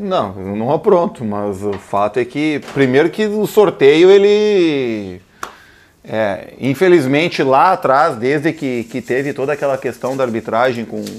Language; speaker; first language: Portuguese; native; Portuguese